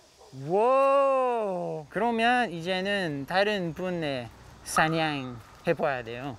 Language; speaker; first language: Korean; non-native, learner; English